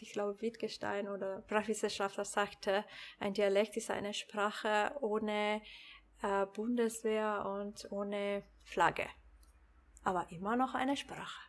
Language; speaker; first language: German; non-native, local second language; Italian